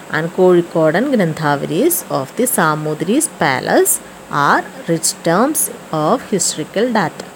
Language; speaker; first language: English; non-native, local second language; Malayalam